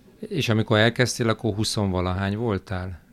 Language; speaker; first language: Hungarian; native; Hungarian